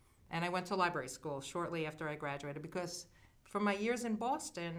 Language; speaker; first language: English; native; English